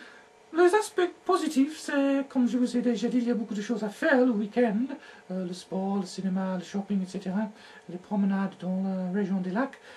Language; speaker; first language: French; non-native, learner; English